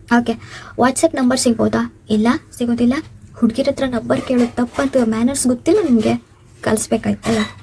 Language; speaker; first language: Kannada; native; Kannada